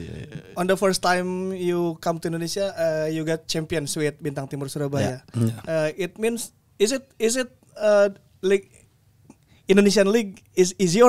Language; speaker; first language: English; non-native, learner; Indonesian